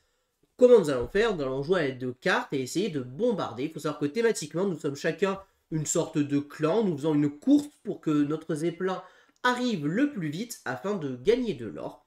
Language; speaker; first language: French; native; French